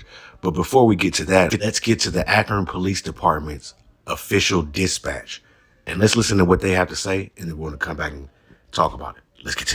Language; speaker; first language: English; native; English